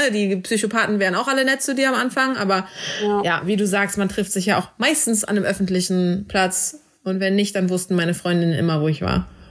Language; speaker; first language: German; native; German